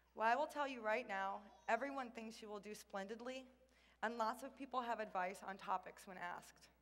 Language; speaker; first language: English; native; English